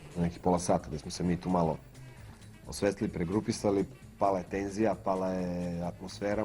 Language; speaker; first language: Bosnian; native; Bosnian